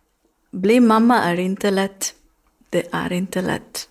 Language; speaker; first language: Swedish; non-native, learner; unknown